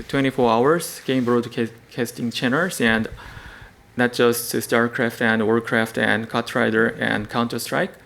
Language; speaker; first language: English; non-native, learner; Korean